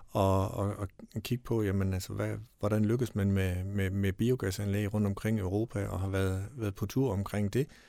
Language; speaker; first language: Danish; native; Danish